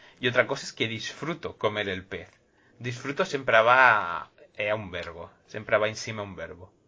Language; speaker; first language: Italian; non-native, learner; Spanish